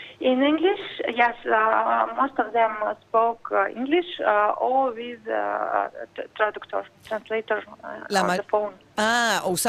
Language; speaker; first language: English; non-native, learner; Russian